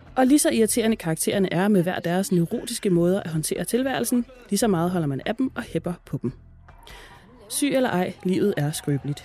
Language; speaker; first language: Danish; native; Danish